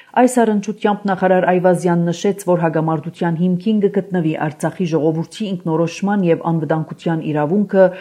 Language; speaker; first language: Armenian; early bilingual, heritage; Armenian